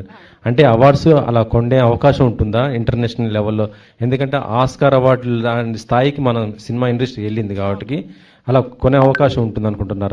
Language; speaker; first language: Telugu; native; Telugu